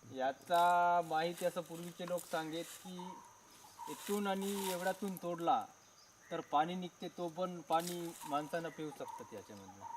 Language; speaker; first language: Marathi; non-native, local second language; Gondi